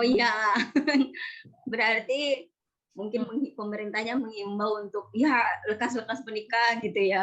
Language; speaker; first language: Indonesian; native; Indonesian